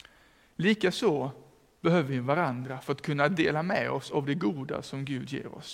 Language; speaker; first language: Swedish; native; Swedish